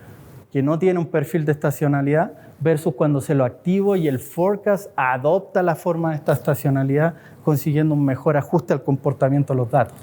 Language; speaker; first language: Spanish; native; Spanish